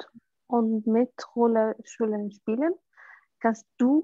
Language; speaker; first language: German; non-native, learner; Arabic